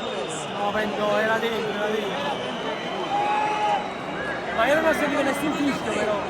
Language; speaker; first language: Italian; native; Italian